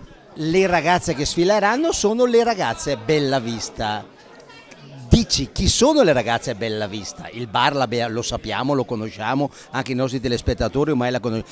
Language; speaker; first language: Italian; native; Italian